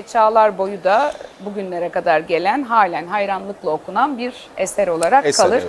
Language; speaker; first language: Turkish; native; Turkish